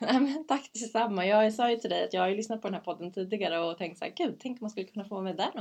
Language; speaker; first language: Swedish; early bilingual, other home language; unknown